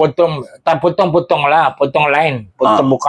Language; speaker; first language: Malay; non-native, local second language; Tamil